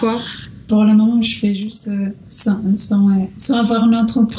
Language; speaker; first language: French; non-native, learner; Portuguese